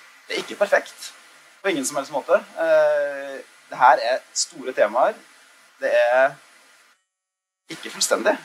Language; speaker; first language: Norwegian; native; Norwegian